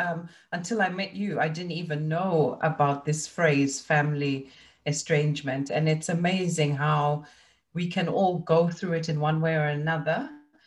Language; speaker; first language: English; non-native, local second language; Shona